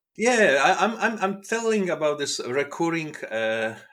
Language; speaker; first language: English; non-native, fluent; Polish